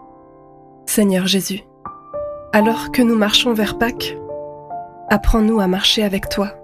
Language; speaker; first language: French; native; French